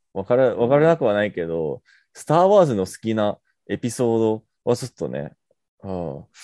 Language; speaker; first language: Japanese; non-native, fluent; English